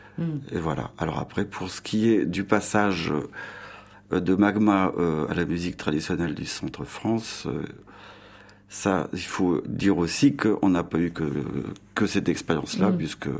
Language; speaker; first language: French; native; French